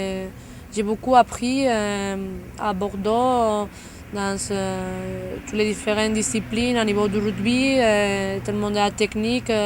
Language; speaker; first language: French; non-native, fluent; Spanish